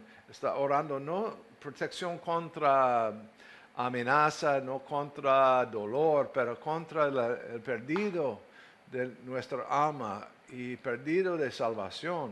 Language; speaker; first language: Spanish; non-native, fluent; English